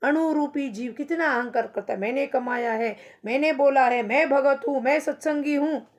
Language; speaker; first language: Hindi; non-native, local second language; Kannada